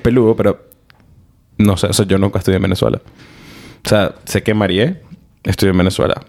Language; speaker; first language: Spanish; early bilingual, heritage; Spanish